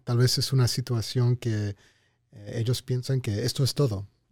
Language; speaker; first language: Spanish; early bilingual, heritage; Spanish